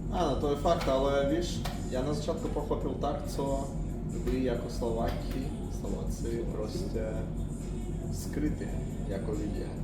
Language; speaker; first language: Slovak; non-native, learner; Russian